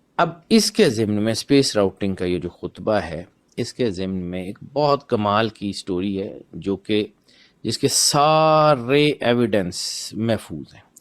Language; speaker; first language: Urdu; non-native, local second language; Punjabi